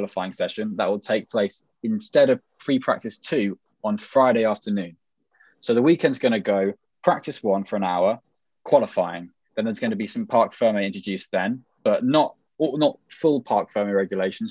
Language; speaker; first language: English; native; English